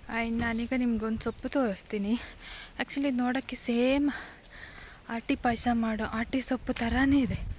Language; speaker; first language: Kannada; non-native, local second language; Tulu